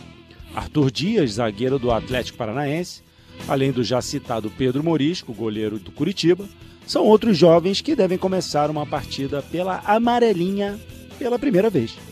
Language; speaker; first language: Portuguese; native; Portuguese